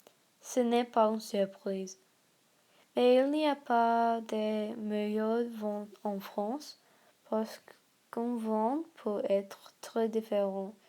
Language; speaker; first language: French; non-native, learner; English